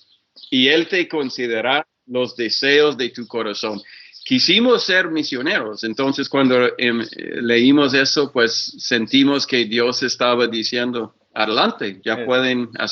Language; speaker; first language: Spanish; non-native, fluent; English